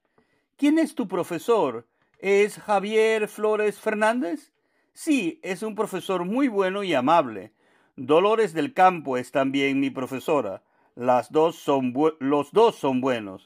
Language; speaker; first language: Spanish; non-native, fluent; Finnish